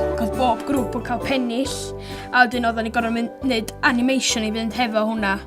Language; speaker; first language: Welsh; native; Welsh